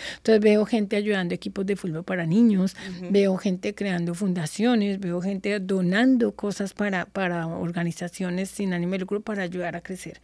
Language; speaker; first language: Spanish; native; Spanish